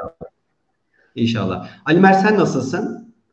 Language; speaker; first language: Turkish; native; Turkish